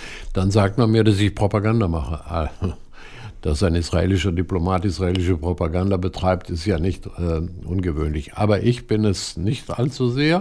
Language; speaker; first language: German; non-native, fluent; Hebrew